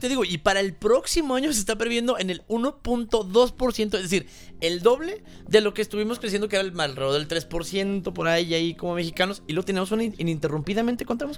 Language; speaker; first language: Spanish; native; Spanish